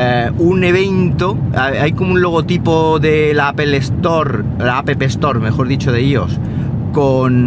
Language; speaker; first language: Spanish; native; Spanish